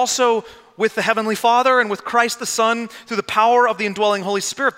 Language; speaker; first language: English; native; English